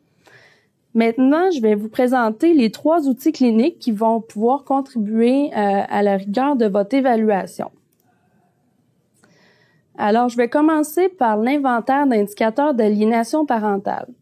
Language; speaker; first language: French; native; French